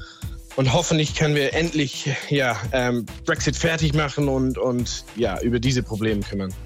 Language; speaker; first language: German; non-native, learner; English